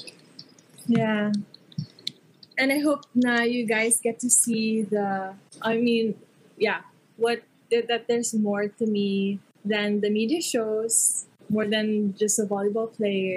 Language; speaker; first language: English; non-native, local second language; Hiligaynon